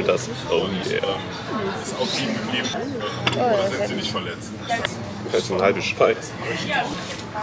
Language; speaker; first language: German; native; German